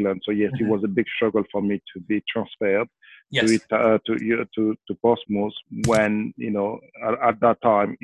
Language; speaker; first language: English; non-native, fluent; French